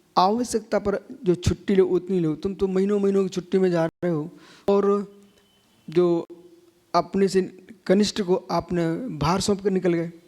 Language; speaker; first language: Hindi; native; Hindi